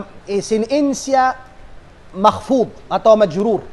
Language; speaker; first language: Arabic; non-native, fluent; Tausug